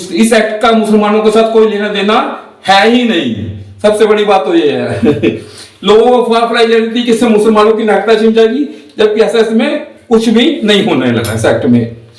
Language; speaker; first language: Hindi; native; Hindi